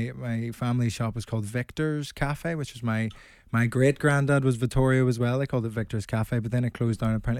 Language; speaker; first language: English; native; English